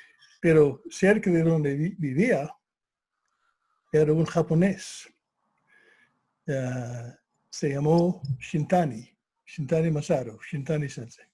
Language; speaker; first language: Spanish; non-native, fluent; English